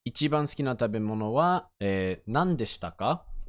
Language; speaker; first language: Japanese; non-native, fluent; English